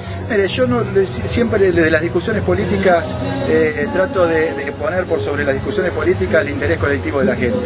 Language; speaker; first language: Spanish; native; Spanish